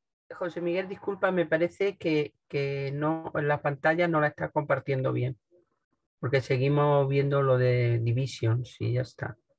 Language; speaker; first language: Spanish; native; Spanish